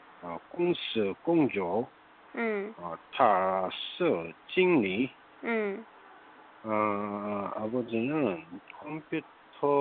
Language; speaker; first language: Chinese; non-native, learner; Korean